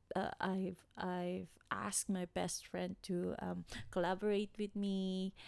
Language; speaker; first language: English; non-native, local second language; Waray